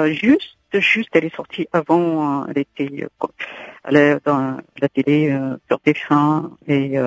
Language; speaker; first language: French; non-native, local second language; Arabic